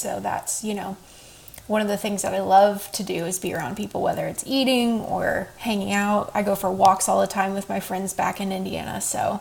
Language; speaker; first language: English; native; English